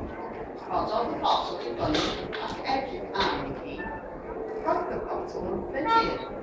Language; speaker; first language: Welsh; non-native, learner; English